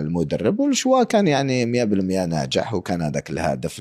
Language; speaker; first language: Arabic; native; Arabic